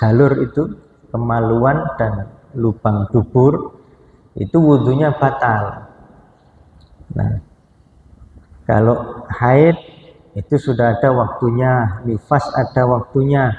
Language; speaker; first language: Indonesian; non-native, local second language; Javanese